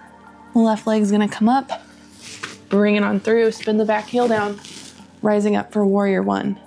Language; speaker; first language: English; native; English